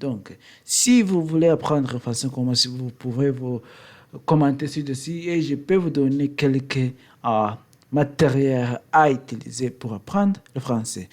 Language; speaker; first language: French; non-native, learner; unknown